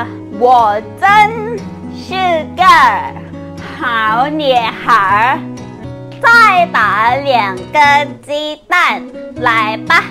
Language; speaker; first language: Chinese; non-native, learner; Thai